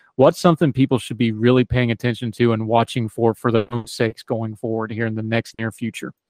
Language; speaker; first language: English; native; English